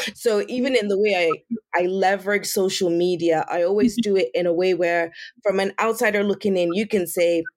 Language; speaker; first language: English; non-native, local second language; Yoruba